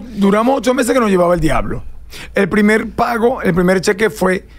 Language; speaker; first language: Spanish; native; Spanish